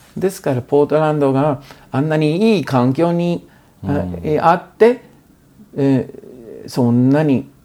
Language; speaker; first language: Japanese; non-native, fluent; English